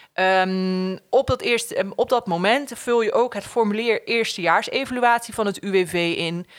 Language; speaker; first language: Dutch; native; Dutch